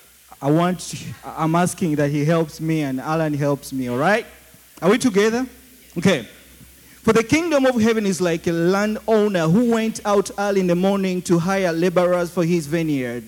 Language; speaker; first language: English; non-native, local second language; Ganda